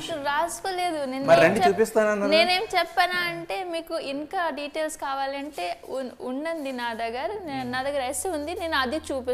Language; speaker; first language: Telugu; non-native, fluent; Hindi